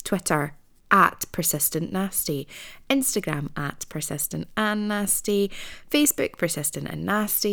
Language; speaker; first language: English; native; English